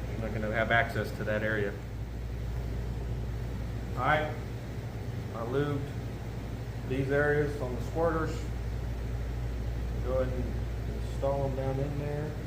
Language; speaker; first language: English; native; English